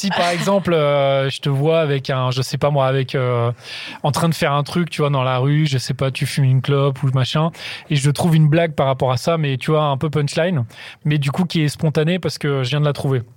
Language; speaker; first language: French; native; French